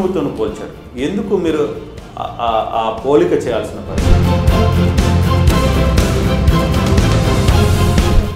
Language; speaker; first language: Telugu; native; Telugu